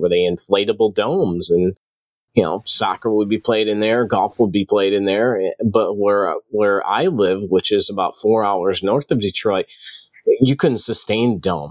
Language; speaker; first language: English; native; English